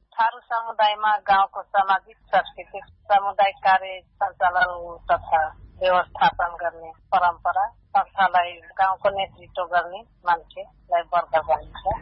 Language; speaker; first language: Nepali; non-native, local second language; Rana Tharu